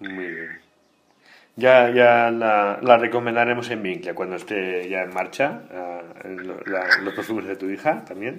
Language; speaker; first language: Spanish; native; Spanish